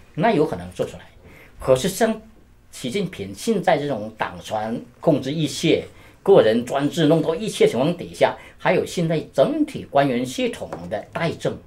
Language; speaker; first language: Chinese; native; Chinese